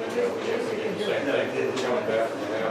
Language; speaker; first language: English; native; English